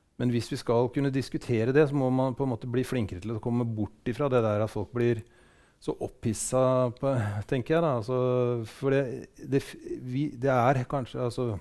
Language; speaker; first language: Norwegian; native; Norwegian